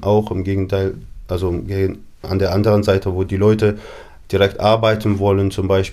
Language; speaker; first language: German; non-native, fluent; Arabic